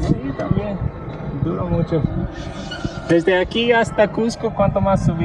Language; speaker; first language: Spanish; non-native, fluent; English